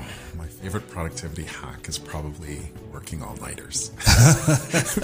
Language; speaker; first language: English; native; English